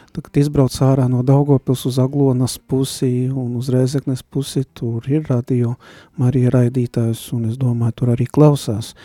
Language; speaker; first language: Latvian; native; Latvian